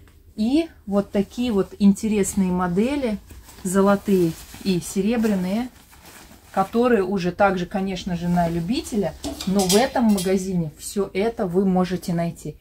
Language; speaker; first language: Russian; native; Russian